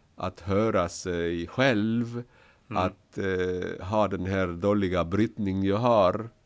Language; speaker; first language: Swedish; non-native, fluent; Spanish